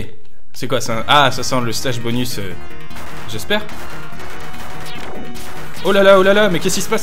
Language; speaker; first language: French; native; French